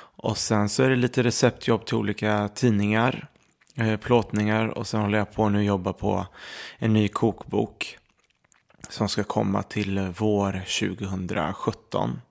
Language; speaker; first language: Swedish; early bilingual, other home language; Arabic